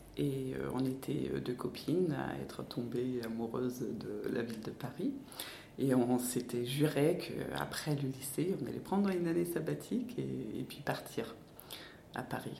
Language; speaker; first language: French; non-native, fluent; Danish